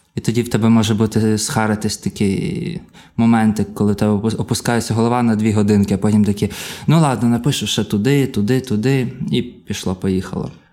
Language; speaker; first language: Ukrainian; native; Ukrainian